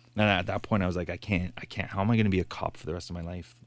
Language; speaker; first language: English; native; English